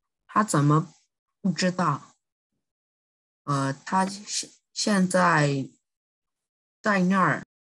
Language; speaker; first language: Chinese; non-native, learner; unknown